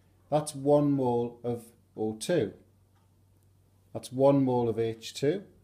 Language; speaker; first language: English; native; English